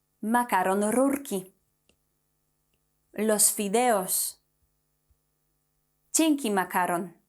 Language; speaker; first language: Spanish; non-native, fluent; Polish